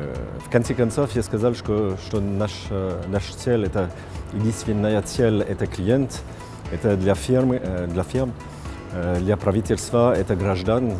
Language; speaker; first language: Russian; non-native, fluent; French